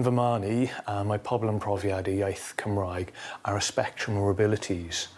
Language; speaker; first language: Welsh; non-native, fluent; English